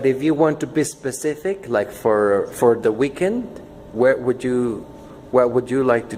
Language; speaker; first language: English; non-native, fluent; Spanish